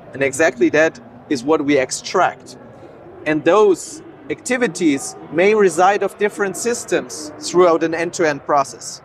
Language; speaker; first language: English; non-native, fluent; German